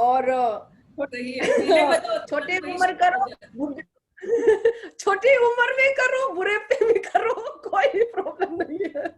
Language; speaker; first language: Hindi; non-native, local second language; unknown